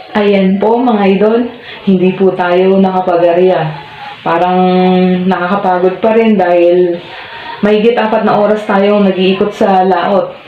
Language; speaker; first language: Filipino; native; Filipino